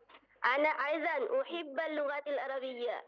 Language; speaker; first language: Arabic; non-native, learner; Bangla